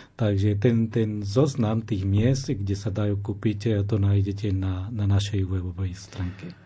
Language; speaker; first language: Slovak; non-native, fluent; Spanish